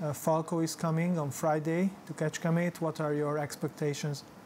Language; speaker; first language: English; non-native, fluent; Hungarian